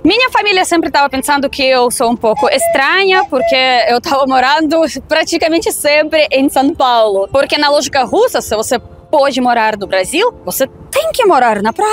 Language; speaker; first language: Portuguese; non-native, fluent; Russian